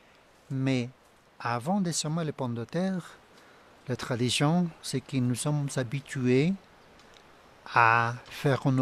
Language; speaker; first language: French; non-native, fluent; Spanish